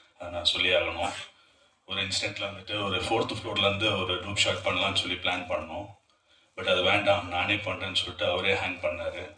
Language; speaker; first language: Tamil; native; Tamil